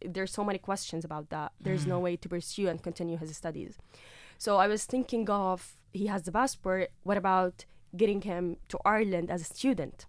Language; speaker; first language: English; non-native, fluent; Arabic